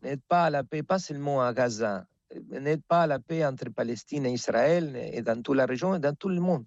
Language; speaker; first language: French; non-native, fluent; Spanish